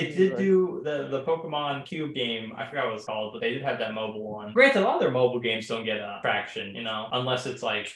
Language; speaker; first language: English; native; English